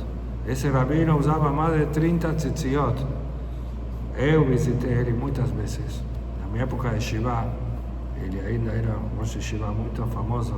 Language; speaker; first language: Portuguese; non-native, fluent; Spanish